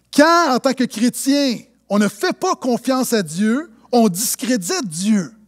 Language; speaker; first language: French; native; French